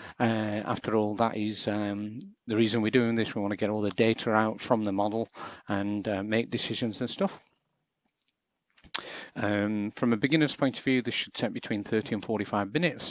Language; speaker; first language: English; native; English